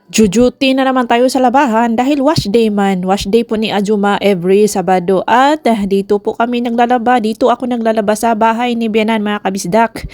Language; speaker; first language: Filipino; non-native, local second language; Cebuano